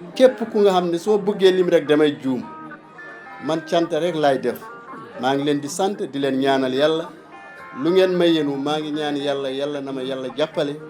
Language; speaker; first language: Wolof; native; Wolof